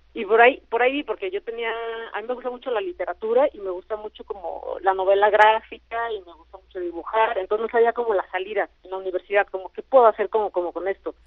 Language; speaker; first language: Spanish; native; Spanish